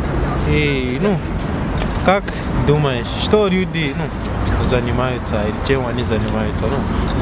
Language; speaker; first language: Russian; non-native, learner; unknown